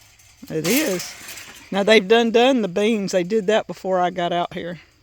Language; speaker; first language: English; native; English